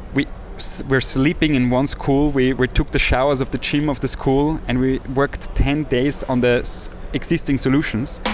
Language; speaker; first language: English; non-native, fluent; German